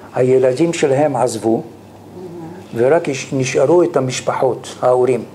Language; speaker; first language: Hebrew; non-native, fluent; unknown